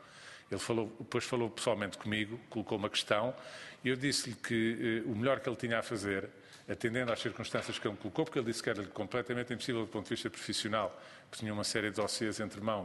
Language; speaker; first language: Portuguese; native; Portuguese